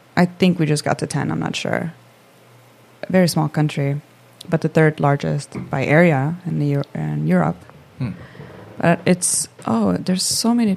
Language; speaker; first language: English; non-native, fluent; Swedish